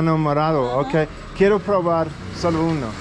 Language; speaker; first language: Spanish; non-native, learner; English